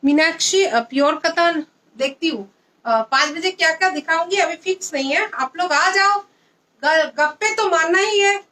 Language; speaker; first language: Hindi; non-native, local second language; Bangla